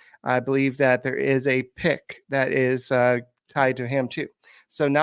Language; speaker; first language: English; native; English